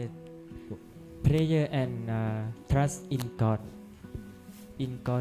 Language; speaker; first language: English; non-native, learner; Thai